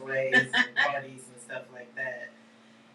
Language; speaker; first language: English; native; English